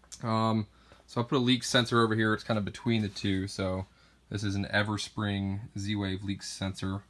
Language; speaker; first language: English; native; English